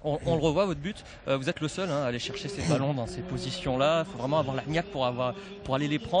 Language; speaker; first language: French; native; French